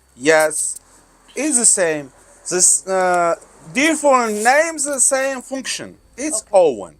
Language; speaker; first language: English; non-native, learner; Georgian